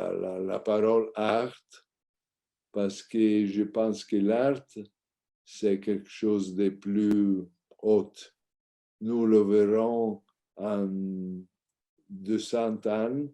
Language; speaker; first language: French; non-native, learner; Italian